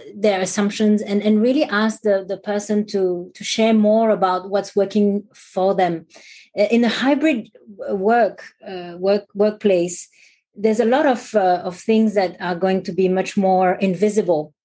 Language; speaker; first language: English; non-native, fluent; French